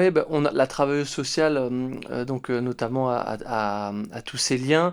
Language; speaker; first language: French; native; French